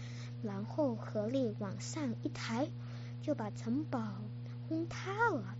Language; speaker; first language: Chinese; early bilingual, heritage; Chinese